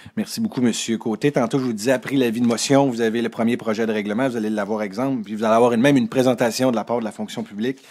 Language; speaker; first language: French; native; French